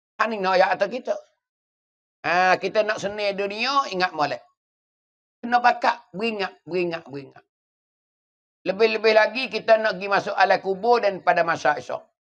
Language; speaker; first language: Malay; native; Malay